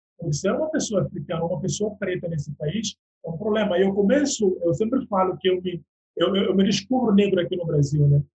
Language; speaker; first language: Portuguese; non-native, local second language; Upper Guinea Crioulo